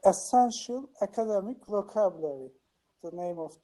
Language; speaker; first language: English; non-native, learner; Turkish